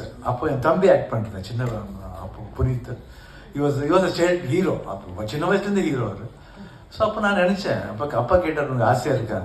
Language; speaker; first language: Tamil; non-native, local second language; Kannada